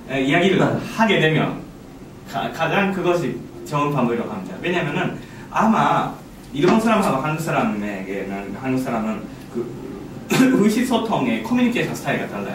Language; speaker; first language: Korean; non-native, learner; Japanese